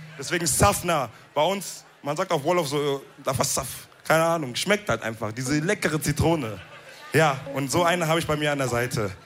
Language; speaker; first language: German; early bilingual, other home language; Wolof